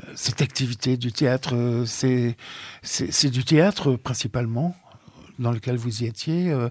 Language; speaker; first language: French; native; French